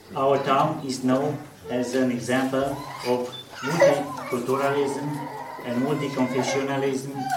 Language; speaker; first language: English; non-native, fluent; Romanian